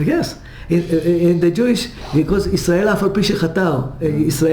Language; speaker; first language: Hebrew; early bilingual, other home language; Hungarian